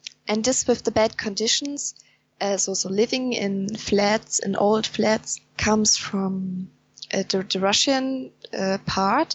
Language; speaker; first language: English; non-native, fluent; German